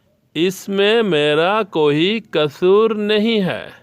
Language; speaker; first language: Hindi; non-native, learner; Bangla